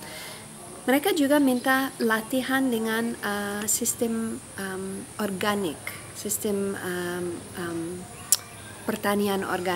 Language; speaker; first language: Indonesian; non-native, fluent; English